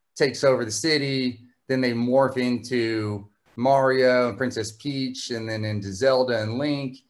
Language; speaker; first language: English; native; English